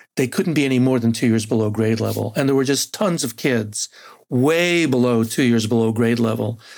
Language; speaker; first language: English; non-native, fluent; Spanish